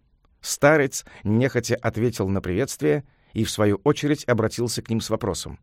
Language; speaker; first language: Russian; native; Russian